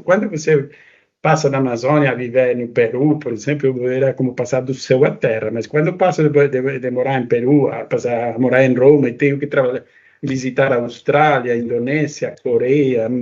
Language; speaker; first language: Portuguese; non-native, fluent; Spanish